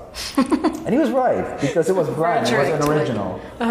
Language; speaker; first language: English; non-native, fluent; Dutch